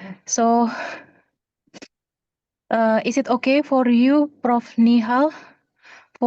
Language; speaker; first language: English; non-native, fluent; Indonesian